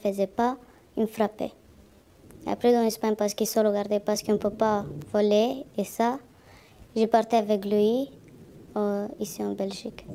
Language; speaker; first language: French; non-native, learner; Romanian